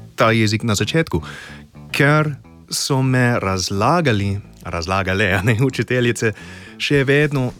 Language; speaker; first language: Slovenian; non-native, fluent; English